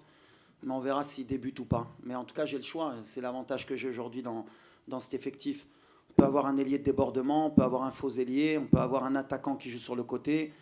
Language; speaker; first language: French; native; French